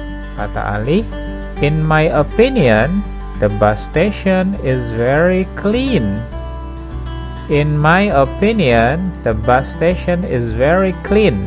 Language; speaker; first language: English; non-native, learner; Indonesian